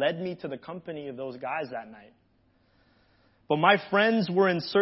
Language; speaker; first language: English; native; English